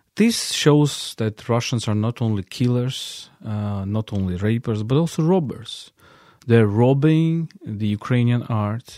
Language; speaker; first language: English; non-native, fluent; Ukrainian